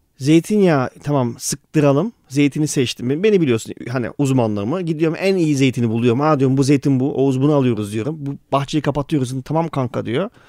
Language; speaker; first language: Turkish; early bilingual, heritage; Turkish